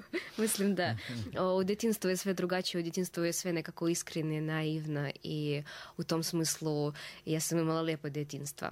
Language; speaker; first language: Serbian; non-native, fluent; Russian